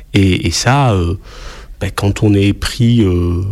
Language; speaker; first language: French; native; French